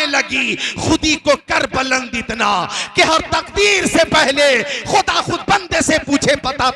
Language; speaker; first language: Hindi; native; Hindi